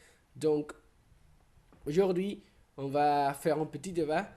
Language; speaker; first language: French; non-native, learner; Spanish